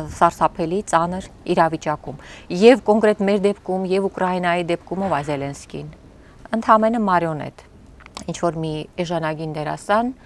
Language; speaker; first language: Armenian; native; Armenian